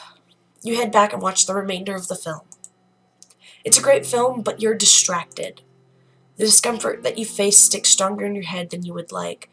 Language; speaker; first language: English; native; English